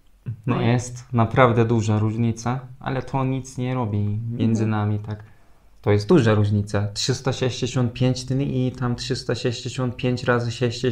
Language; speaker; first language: Polish; non-native, fluent; Turkish